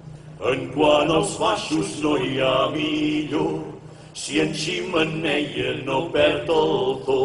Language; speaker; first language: Catalan; native; Catalan